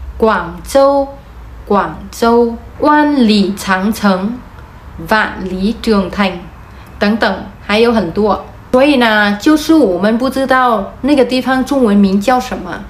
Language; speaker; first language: Chinese; non-native, fluent; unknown